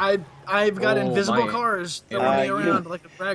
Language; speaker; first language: English; native; English